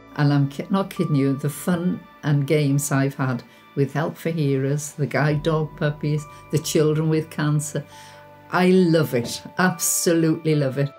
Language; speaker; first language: English; native; English